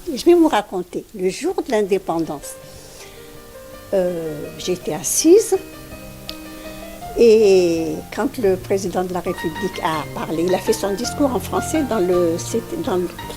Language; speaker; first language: French; non-native, local second language; Arabic